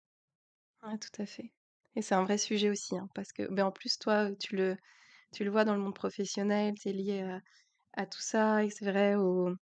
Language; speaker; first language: French; native; French